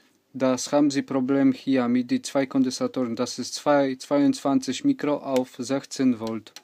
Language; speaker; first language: German; non-native, learner; Polish